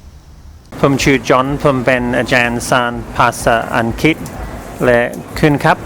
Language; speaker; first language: Thai; non-native, fluent; English